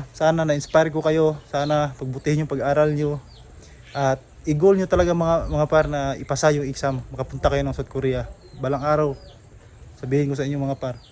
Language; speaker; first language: Filipino; non-native, local second language; Cebuano